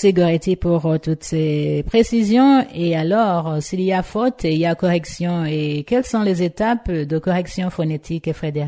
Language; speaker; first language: French; non-native, local second language; Rundi